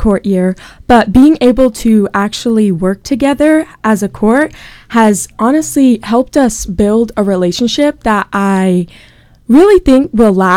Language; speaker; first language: English; native; English